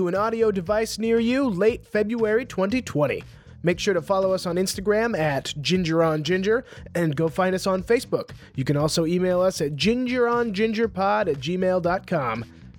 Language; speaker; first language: English; native; English